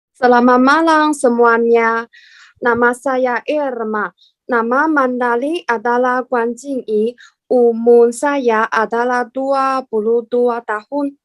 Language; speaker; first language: Indonesian; non-native, learner; Chinese